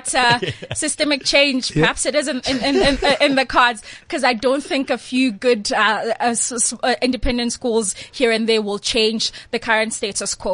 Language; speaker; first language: English; non-native, local second language; Swati